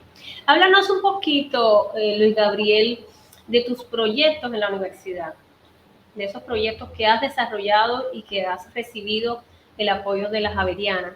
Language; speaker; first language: Spanish; native; Spanish